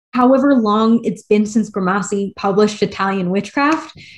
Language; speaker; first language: English; native; English